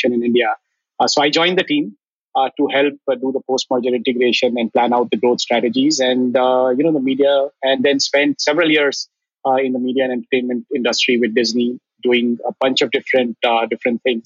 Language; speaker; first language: English; non-native, local second language; Hindi